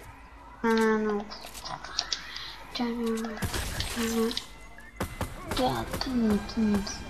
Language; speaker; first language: French; native; French